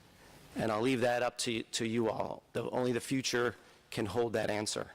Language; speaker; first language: English; native; English